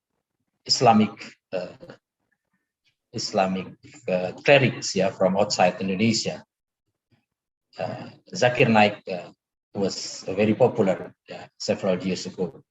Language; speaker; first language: English; non-native, learner; Indonesian